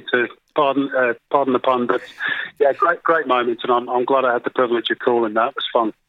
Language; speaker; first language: English; native; English